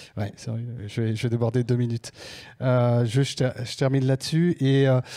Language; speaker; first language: French; native; French